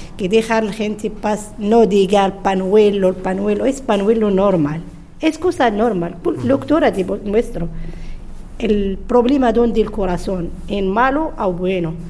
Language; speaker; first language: Spanish; non-native, learner; Arabic